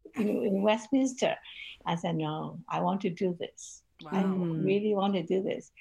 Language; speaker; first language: English; non-native, local second language; Cantonese